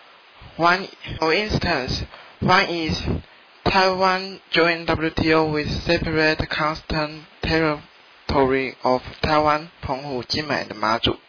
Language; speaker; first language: English; non-native, learner; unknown